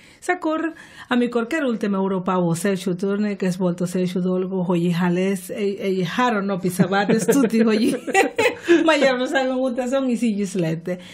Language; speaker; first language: Hungarian; non-native, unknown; Spanish